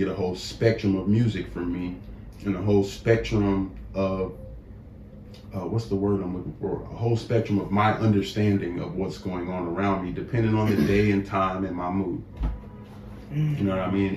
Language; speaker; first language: English; native; English